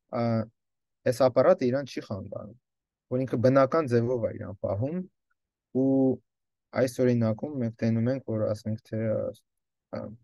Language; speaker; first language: Armenian; early bilingual, heritage; Armenian